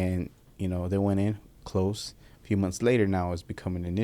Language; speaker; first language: English; early bilingual, other home language; Spanish